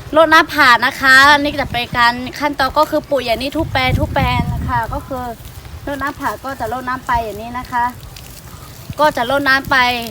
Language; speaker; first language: Thai; non-native, local second language; Lahu